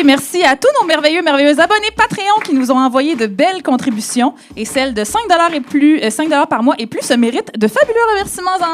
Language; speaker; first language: French; native; French